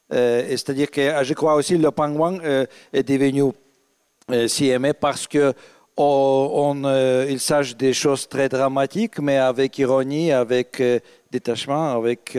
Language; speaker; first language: French; non-native, fluent; Russian